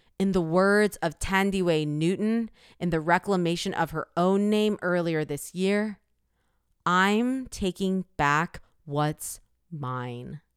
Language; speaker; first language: English; early bilingual, other home language; Korean